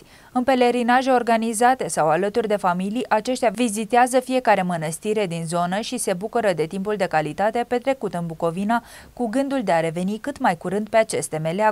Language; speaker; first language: Romanian; native; Romanian